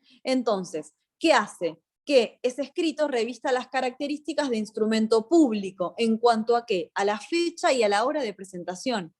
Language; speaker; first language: Spanish; native; Spanish